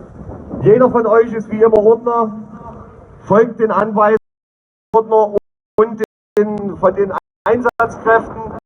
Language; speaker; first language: German; native; German